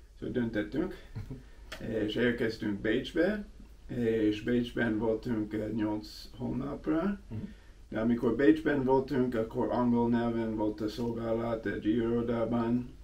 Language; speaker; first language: Hungarian; non-native, learner; English